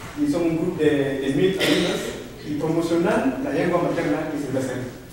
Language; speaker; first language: Catalan; non-native, learner; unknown